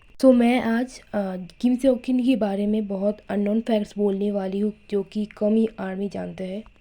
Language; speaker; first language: Hindi; non-native, local second language; Bangla